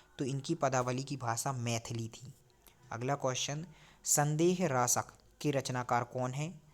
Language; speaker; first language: Hindi; native; Hindi